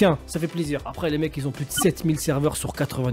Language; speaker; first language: French; native; French